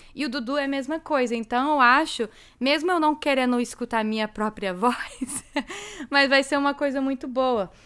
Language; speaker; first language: Portuguese; early bilingual, heritage; English